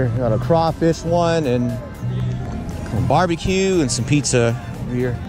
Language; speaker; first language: English; native; English